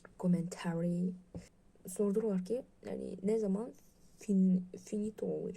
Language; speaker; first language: Turkish; non-native, learner; Russian